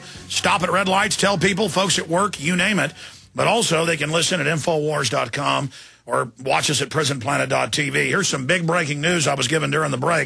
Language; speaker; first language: English; native; English